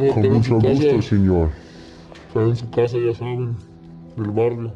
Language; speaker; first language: Spanish; native; Spanish